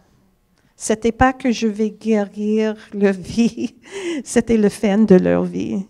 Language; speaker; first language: French; non-native, fluent; English